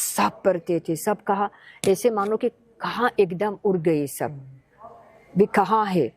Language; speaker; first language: Hindi; non-native, fluent; Tajik